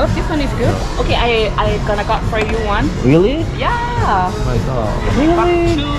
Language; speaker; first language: English; non-native, learner; Thai